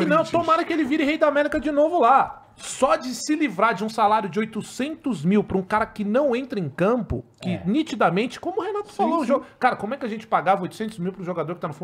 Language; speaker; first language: Portuguese; native; Portuguese